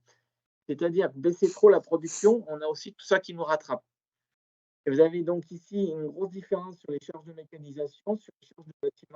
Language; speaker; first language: French; native; French